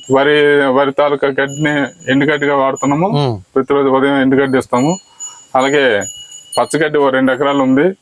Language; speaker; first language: Telugu; native; Telugu